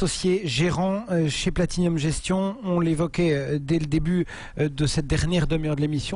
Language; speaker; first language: French; native; French